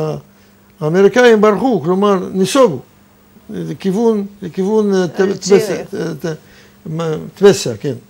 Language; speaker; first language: Hebrew; non-native, fluent; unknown